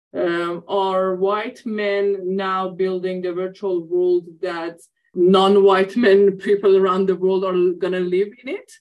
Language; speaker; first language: English; non-native, fluent; Persian